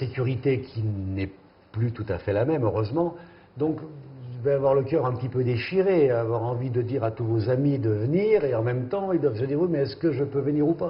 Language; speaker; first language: French; native; French